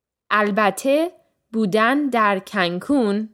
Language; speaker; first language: Persian; early bilingual, heritage; Persian